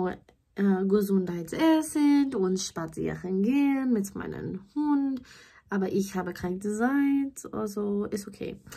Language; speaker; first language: German; non-native, learner; English